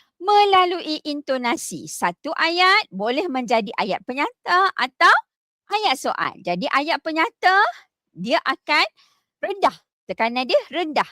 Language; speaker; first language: Malay; native; Malay